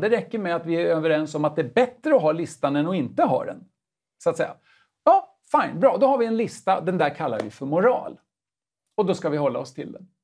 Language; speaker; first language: Swedish; native; Swedish